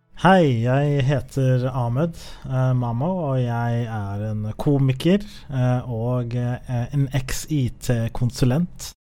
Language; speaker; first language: Norwegian; early bilingual, other home language; Somali